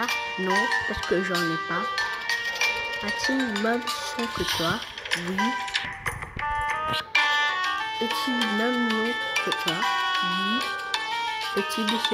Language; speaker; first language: French; non-native, local second language; Arabic